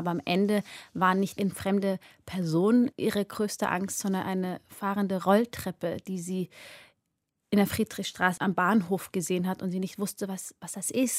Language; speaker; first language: German; early bilingual, other home language; Amharic